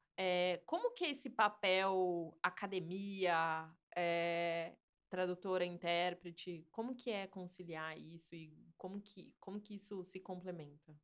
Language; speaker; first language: Portuguese; native; Portuguese